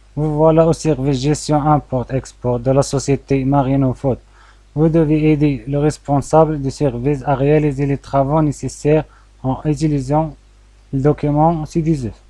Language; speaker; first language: French; non-native, local second language; Arabic